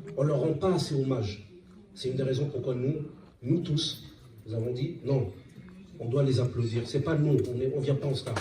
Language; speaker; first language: French; native; French